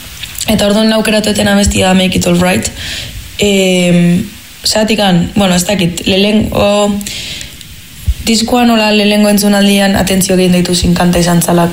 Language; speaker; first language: Basque; native; Basque